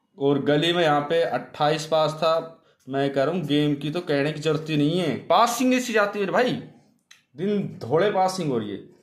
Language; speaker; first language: Hindi; native; Hindi